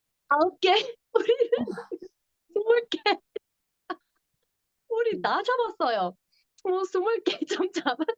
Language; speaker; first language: Korean; non-native, learner; English